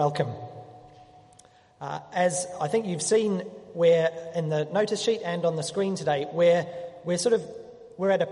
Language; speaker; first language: English; native; English